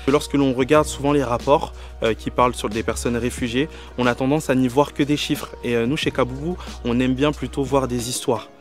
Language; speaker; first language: French; native; French